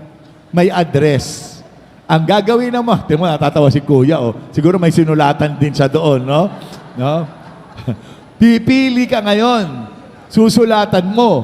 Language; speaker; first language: Filipino; native; Filipino